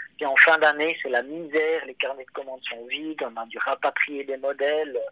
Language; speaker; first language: French; native; French